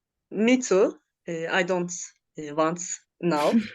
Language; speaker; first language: English; non-native, learner; Turkish